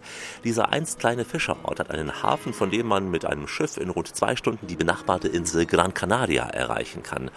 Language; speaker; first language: German; native; German